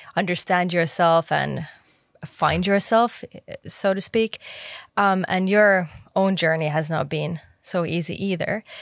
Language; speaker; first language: English; non-native, fluent; Finnish